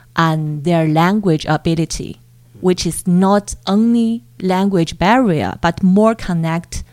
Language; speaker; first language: English; non-native, fluent; Chinese